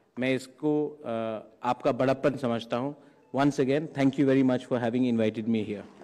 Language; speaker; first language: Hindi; non-native, local second language; Kok Borok